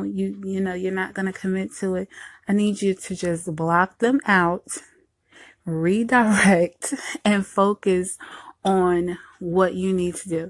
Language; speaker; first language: English; native; English